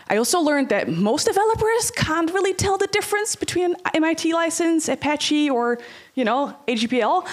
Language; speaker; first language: English; non-native, fluent; Dutch